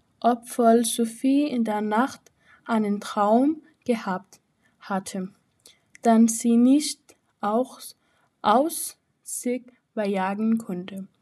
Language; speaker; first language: German; non-native, learner; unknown